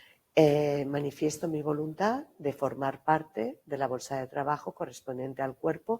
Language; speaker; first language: Spanish; native; Spanish